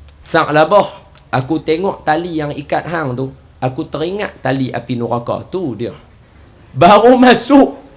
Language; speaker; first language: Malay; native; Malay